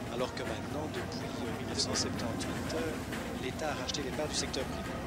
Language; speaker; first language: French; native; French